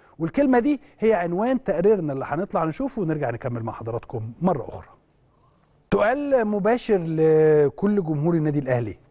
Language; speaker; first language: Arabic; native; Arabic